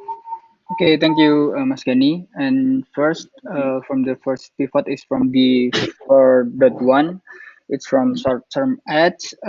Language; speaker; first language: English; non-native, learner; Javanese